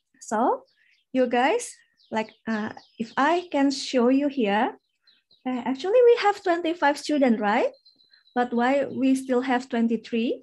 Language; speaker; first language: English; non-native, fluent; Indonesian